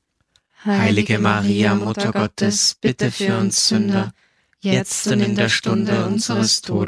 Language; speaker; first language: German; native; German